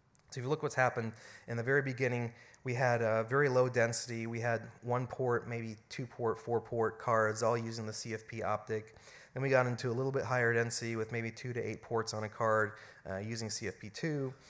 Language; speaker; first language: English; early bilingual, other home language; German